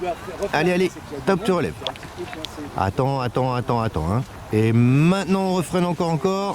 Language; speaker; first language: French; native; French